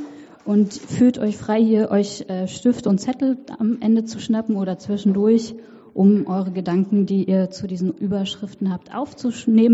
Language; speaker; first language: German; native; German